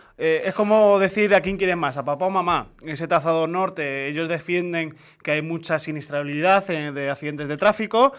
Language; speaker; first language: Spanish; native; Spanish